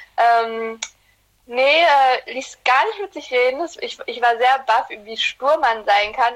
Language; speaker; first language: German; early bilingual, other home language; Turkish